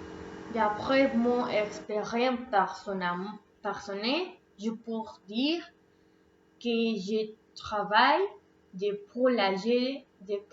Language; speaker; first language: French; non-native, learner; Spanish